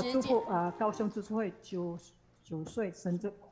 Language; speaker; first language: Chinese; non-native, learner; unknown